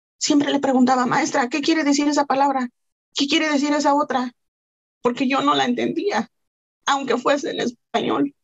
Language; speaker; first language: Spanish; non-native, local second language; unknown